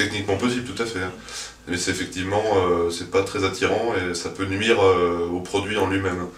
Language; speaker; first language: French; native; French